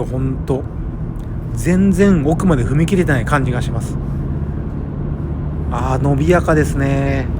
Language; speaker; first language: Japanese; native; Japanese